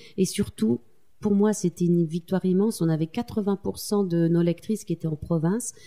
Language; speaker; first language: French; native; French